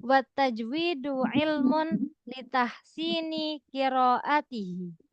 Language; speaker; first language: Arabic; non-native, fluent; Indonesian